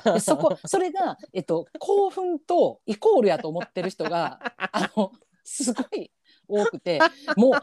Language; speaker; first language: Japanese; native; Japanese